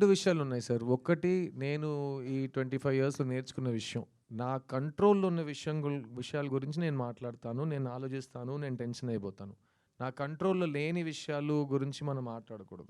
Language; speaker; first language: Telugu; non-native, local second language; Tamil